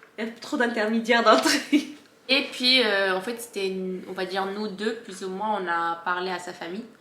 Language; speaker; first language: French; early bilingual, other home language; Arabic